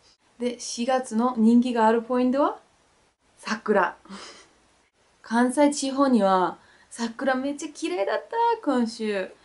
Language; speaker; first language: Japanese; non-native, learner; Danish